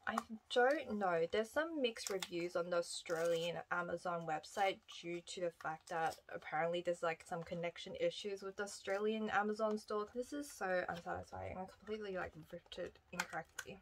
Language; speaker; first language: English; native; English